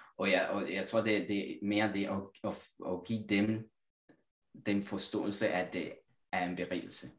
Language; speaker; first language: Danish; non-native, fluent; Italian